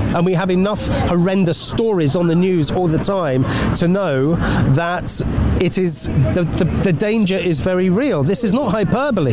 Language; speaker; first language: English; native; English